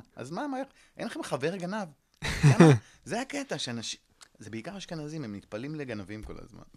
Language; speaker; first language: Hebrew; native; Hebrew